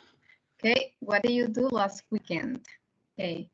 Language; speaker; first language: English; non-native, learner; Spanish